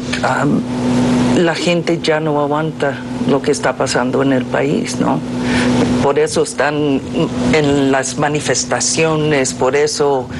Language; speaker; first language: Spanish; non-native, fluent; English